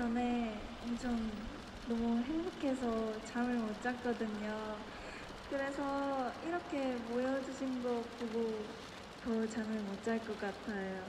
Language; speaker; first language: Korean; non-native, fluent; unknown